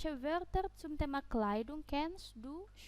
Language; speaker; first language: German; non-native, fluent; Indonesian